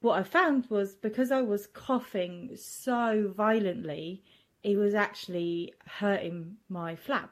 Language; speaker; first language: English; non-native, fluent; German